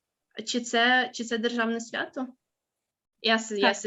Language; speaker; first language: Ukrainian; native; Ukrainian